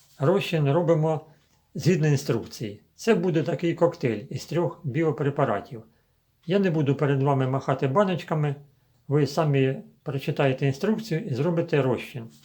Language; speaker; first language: Ukrainian; native; Ukrainian